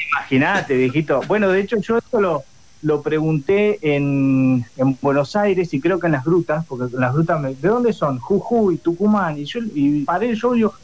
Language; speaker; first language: Spanish; native; Spanish